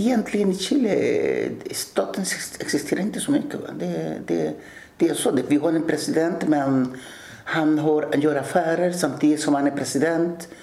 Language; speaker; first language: Swedish; early bilingual, other home language; Spanish